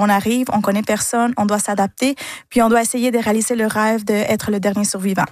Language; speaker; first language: French; non-native, fluent; Spanish